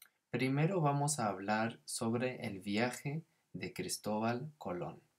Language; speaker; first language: Spanish; non-native, fluent; English